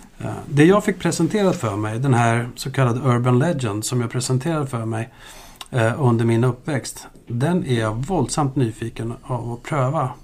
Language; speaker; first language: Swedish; early bilingual, other home language; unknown